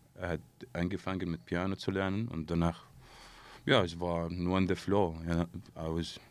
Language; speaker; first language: German; non-native, learner; Arabic